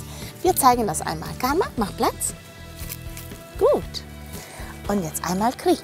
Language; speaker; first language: German; non-native, fluent; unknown